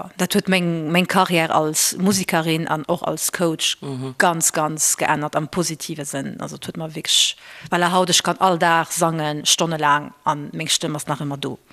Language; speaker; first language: Luxembourgish; early bilingual, other home language; Portuguese